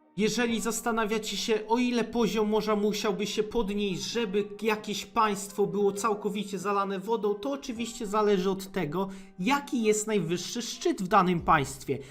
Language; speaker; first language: Polish; native; Polish